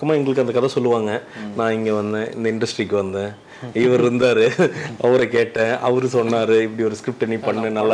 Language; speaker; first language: Tamil; native; Tamil